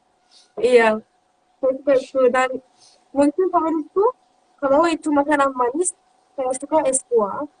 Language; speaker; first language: Indonesian; non-native, learner; Turkish